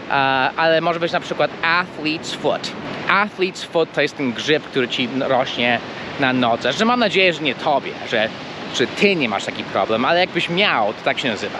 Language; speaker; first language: Polish; early bilingual, heritage; Polish